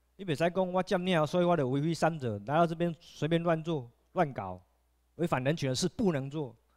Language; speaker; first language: Chinese; native; Chinese